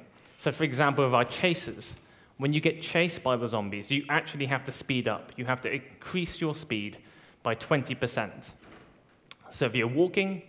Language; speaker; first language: English; native; English